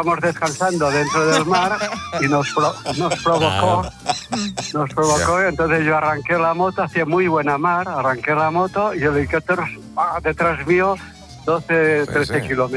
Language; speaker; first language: Spanish; native; Spanish